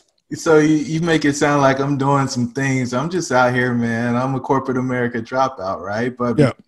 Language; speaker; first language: English; native; English